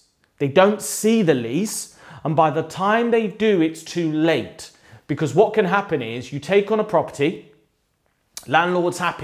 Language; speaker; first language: English; native; English